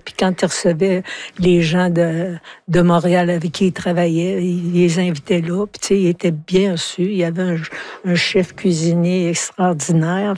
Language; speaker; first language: French; native; French